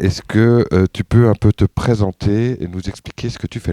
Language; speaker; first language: French; native; French